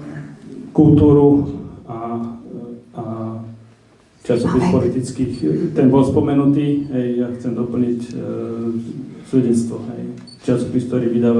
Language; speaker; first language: Slovak; native; Slovak